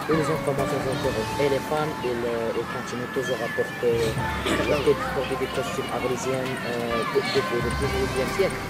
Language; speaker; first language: French; non-native, learner; English